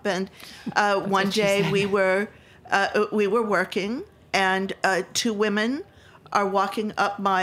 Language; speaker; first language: English; native; English